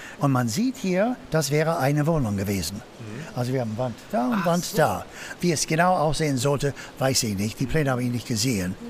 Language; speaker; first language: German; non-native, fluent; English